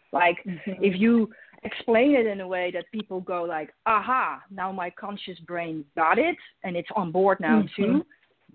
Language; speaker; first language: English; non-native, fluent; Dutch